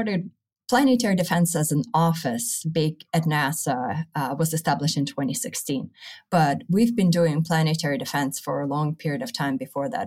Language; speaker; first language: English; early bilingual, other home language; Russian